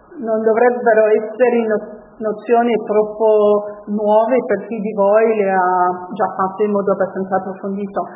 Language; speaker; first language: Italian; non-native, fluent; French